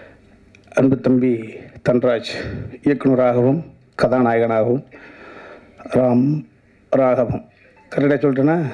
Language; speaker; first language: Tamil; native; Tamil